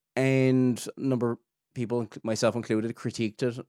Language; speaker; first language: English; native; English